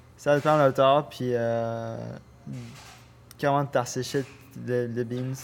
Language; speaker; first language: French; non-native, learner; Spanish